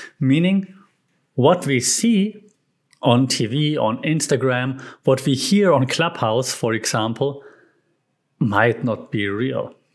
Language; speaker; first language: English; non-native, fluent; German